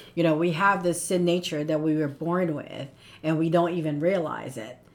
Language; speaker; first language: English; non-native, local second language; Filipino